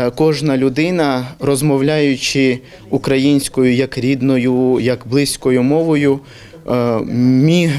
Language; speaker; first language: Ukrainian; non-native, local second language; Turkish